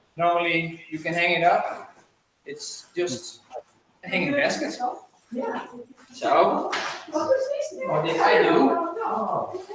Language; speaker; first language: English; non-native, fluent; Dutch